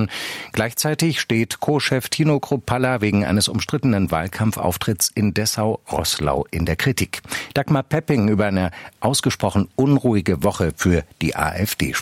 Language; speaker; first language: German; native; German